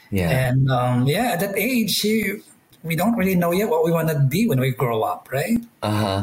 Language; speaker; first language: English; non-native, local second language; Iloko